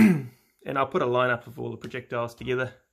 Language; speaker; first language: English; native; English